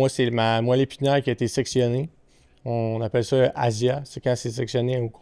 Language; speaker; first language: French; native; French